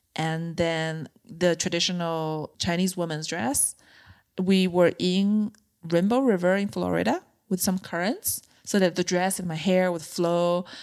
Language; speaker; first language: English; non-native, fluent; Chinese